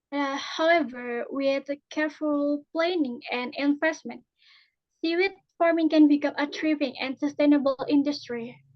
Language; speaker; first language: English; non-native, fluent; Indonesian